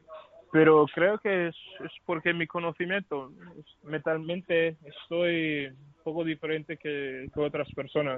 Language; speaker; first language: Spanish; non-native, learner; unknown